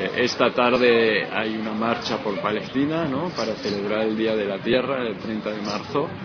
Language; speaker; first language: Spanish; early bilingual, other home language; Arabic